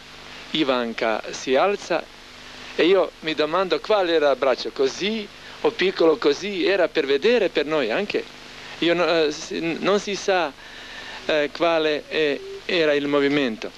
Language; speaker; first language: Italian; non-native, learner; Croatian